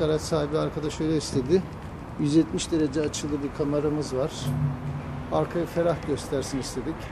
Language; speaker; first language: Turkish; native; Turkish